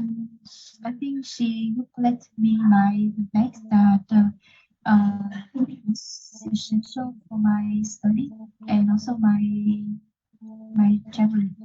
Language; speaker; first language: English; non-native, learner; Vietnamese